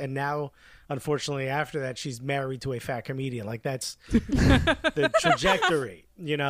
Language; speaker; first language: English; early bilingual, other home language; Spanish